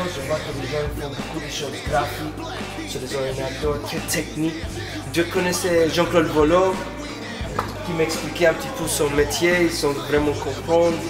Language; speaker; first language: French; non-native, fluent; English